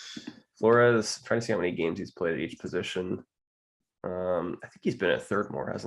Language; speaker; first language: English; native; English